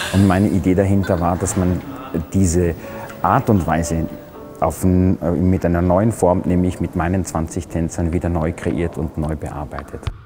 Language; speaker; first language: German; native; German